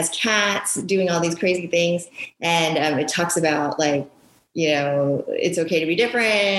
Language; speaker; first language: English; early bilingual, other home language; Japanese